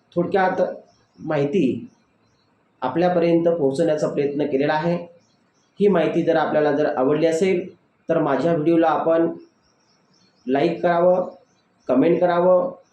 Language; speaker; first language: Marathi; non-native, local second language; Lambadi